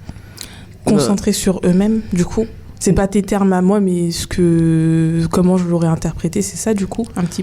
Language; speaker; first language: French; native; French